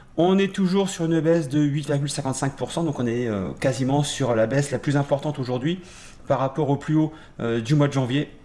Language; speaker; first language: French; native; French